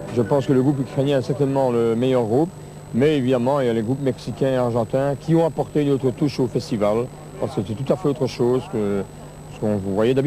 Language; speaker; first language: French; native; French